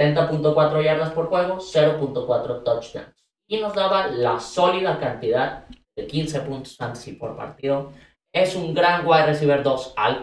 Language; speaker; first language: Spanish; native; Spanish